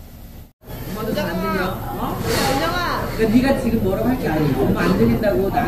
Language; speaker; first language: Korean; native; Korean